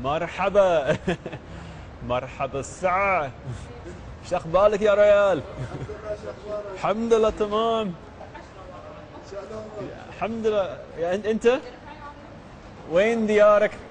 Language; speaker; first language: Arabic; non-native, learner; English